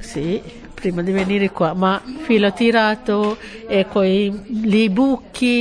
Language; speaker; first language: Italian; non-native, learner; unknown